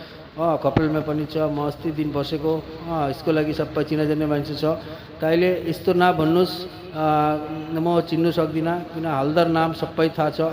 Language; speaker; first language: Nepali; non-native, local second language; Bangla